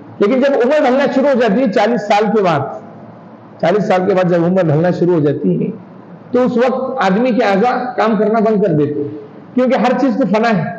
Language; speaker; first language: Urdu; native; Urdu